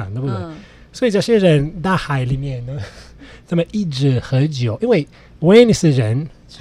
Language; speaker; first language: Chinese; non-native, fluent; Italian